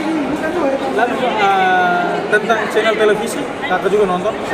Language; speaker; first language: Indonesian; non-native, local second language; Tetum